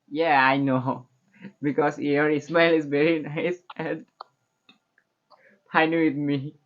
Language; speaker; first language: English; non-native, learner; Bangla